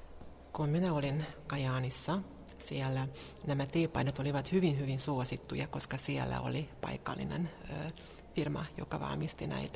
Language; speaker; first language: Finnish; non-native, fluent; Hungarian